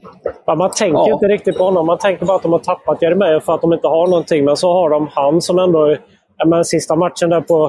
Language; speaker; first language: Swedish; native; Swedish